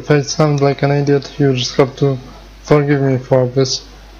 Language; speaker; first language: English; non-native, fluent; Polish